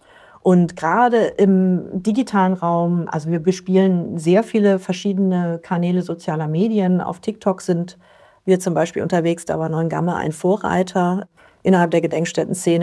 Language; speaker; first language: German; native; German